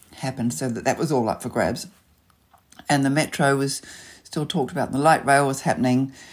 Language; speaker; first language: English; native; English